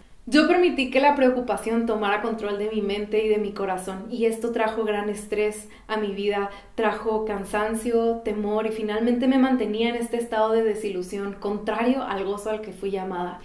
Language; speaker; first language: Spanish; native; Spanish